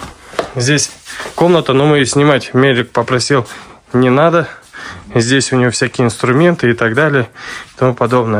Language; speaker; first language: Russian; native; Russian